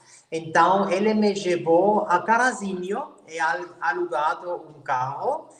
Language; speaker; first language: Portuguese; non-native, learner; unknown